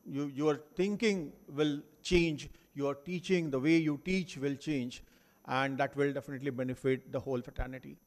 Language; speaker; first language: English; non-native, local second language; Marathi